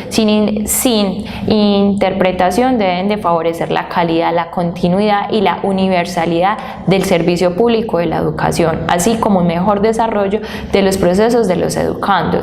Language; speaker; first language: Spanish; native; Spanish